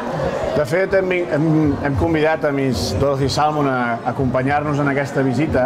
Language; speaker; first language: Catalan; native; Catalan